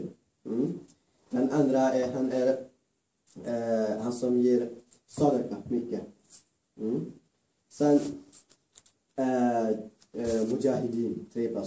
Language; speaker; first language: Swedish; non-native, fluent; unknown